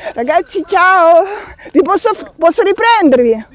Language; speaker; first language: Italian; non-native, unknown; Russian